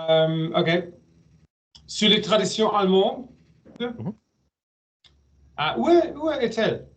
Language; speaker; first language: French; non-native, learner; German